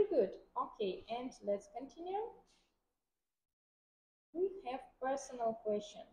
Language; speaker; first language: English; non-native, fluent; Vietnamese